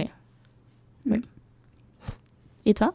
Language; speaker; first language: French; non-native, fluent; German